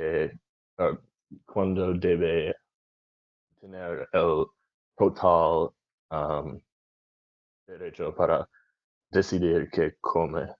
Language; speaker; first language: Spanish; non-native, learner; English